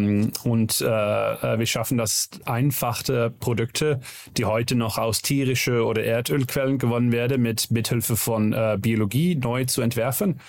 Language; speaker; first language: German; non-native, learner; Dutch